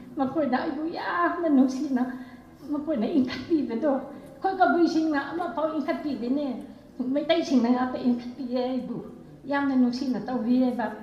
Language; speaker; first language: Manipuri; non-native, local second language; Rongmei Naga